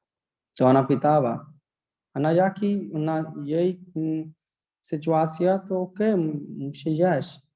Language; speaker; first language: Polish; non-native, learner; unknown